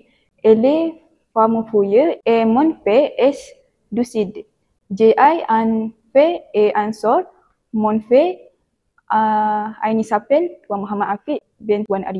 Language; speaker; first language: French; non-native, learner; Malay